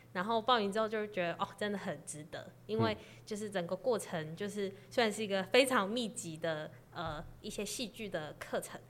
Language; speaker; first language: Chinese; non-native, local second language; Cantonese